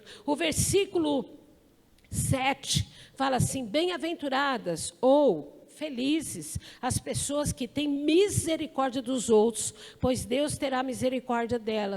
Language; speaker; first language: Portuguese; native; Portuguese